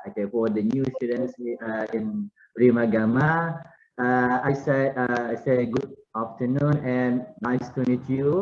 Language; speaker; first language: English; non-native, learner; Indonesian